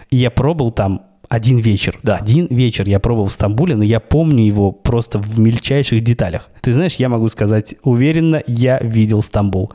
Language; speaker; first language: Russian; native; Russian